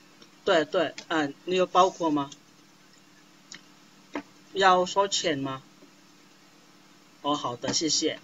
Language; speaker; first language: Chinese; non-native, fluent; Indonesian